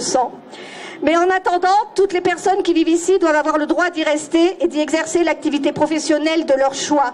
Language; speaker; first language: French; native; French